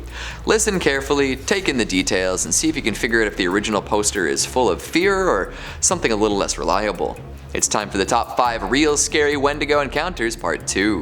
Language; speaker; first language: English; native; English